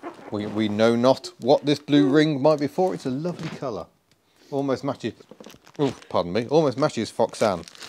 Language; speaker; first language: English; native; English